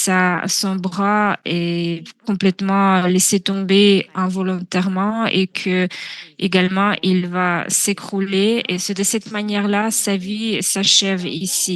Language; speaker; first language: French; non-native, fluent; Russian